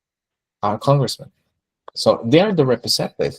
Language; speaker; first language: English; non-native, fluent; Spanish